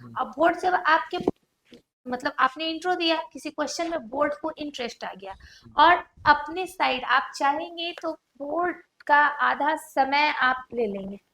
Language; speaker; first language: Hindi; native; Hindi